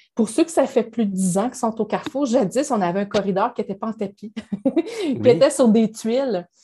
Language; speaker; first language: French; native; French